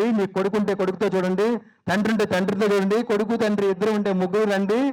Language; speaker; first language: Telugu; native; Telugu